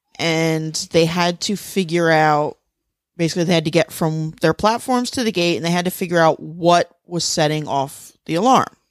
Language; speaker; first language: English; native; English